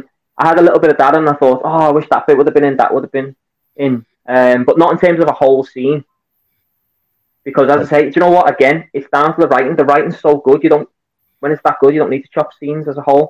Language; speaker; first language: English; native; English